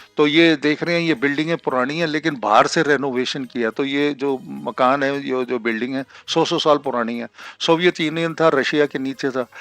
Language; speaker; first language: Hindi; non-native, local second language; Punjabi